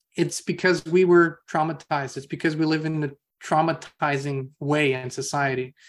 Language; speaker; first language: English; non-native, fluent; German